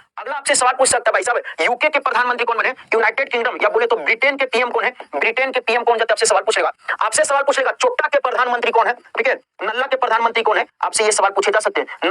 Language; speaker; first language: Hindi; native; Hindi